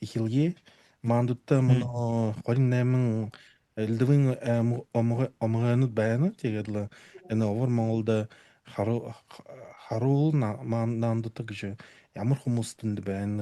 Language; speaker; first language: Mongolian; non-native, learner; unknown